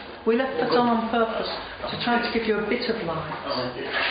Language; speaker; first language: English; native; English